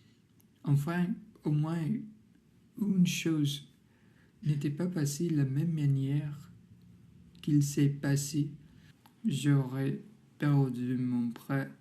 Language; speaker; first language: French; non-native, learner; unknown